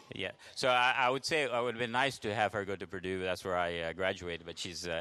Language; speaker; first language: English; early bilingual, other home language; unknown